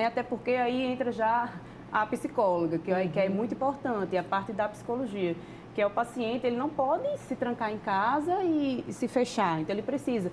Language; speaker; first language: Portuguese; native; Portuguese